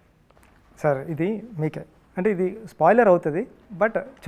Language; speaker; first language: Telugu; native; Telugu